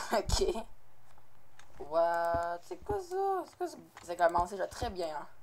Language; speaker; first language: French; native; French